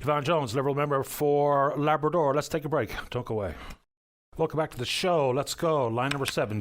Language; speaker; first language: English; native; English